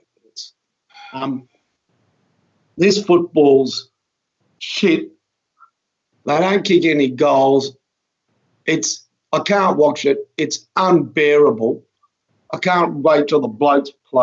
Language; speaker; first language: English; native; English